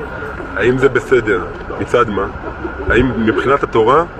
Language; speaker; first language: Hebrew; native; Hebrew